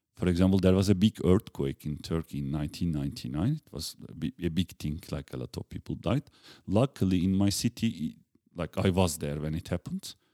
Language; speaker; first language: English; non-native, fluent; Turkish